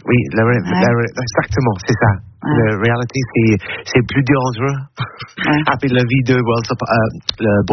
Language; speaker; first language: French; non-native, learner; English